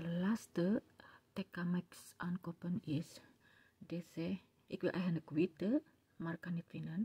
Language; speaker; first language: Dutch; non-native, learner; Indonesian